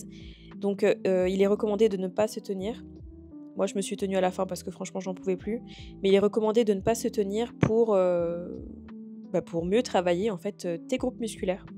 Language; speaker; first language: French; native; French